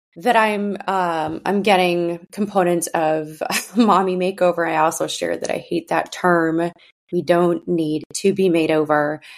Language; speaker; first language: English; early bilingual, other home language; Russian